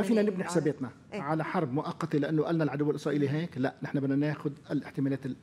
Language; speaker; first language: Arabic; native; Arabic